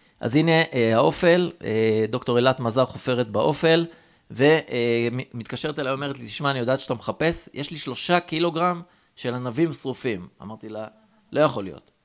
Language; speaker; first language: Hebrew; native; Hebrew